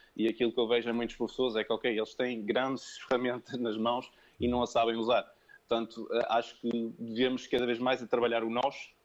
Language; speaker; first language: Portuguese; early bilingual, other home language; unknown